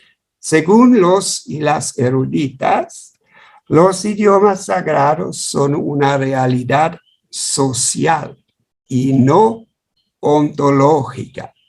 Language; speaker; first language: Spanish; non-native, fluent; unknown